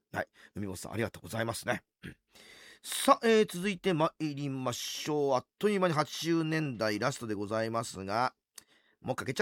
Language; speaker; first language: Japanese; native; Japanese